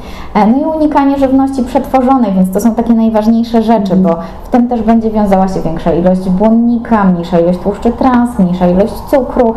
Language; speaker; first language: Polish; native; Polish